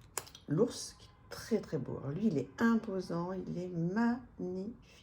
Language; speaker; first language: French; native; French